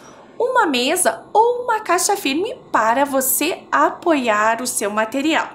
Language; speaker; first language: Portuguese; native; Portuguese